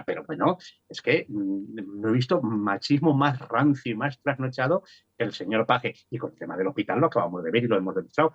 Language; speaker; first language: Spanish; native; Spanish